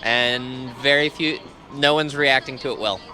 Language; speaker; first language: English; native; English